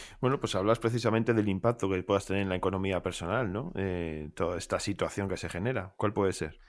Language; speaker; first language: Spanish; native; Spanish